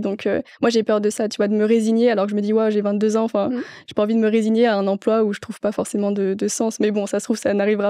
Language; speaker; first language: French; native; French